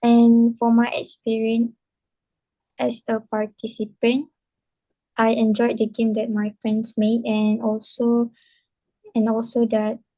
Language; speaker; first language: English; non-native, local second language; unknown